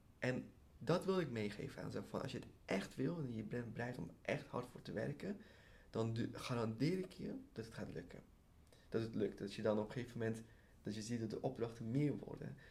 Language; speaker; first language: Dutch; early bilingual, other home language; Persian